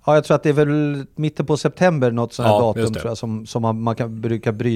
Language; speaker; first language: Swedish; native; Swedish